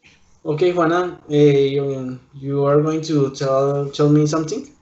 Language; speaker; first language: English; non-native, learner; Spanish